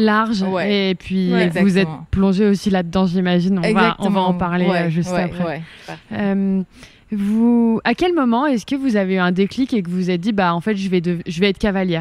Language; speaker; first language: French; native; French